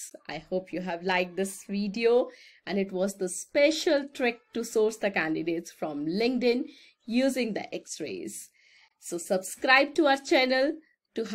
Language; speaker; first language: English; non-native, local second language; Hindi